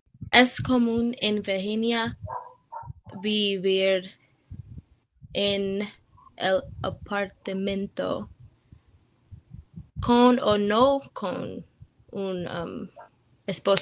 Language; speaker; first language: Spanish; non-native, learner; English